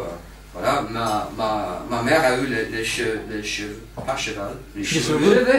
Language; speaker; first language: French; non-native, fluent; English